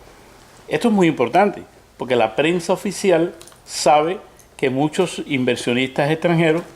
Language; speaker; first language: Spanish; native; Spanish